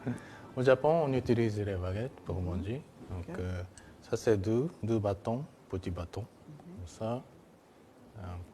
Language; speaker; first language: French; non-native, fluent; Japanese